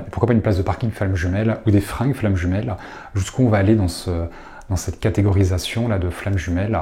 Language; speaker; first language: French; native; French